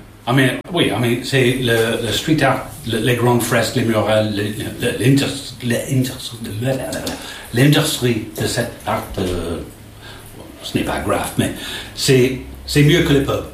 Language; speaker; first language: French; non-native, learner; English